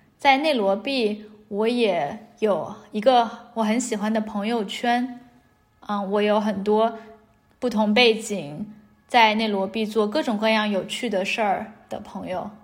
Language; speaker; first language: Chinese; native; Chinese